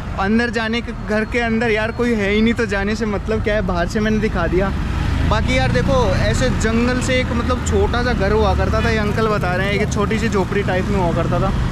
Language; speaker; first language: Hindi; native; Hindi